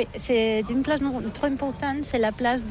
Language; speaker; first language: French; non-native, learner; Catalan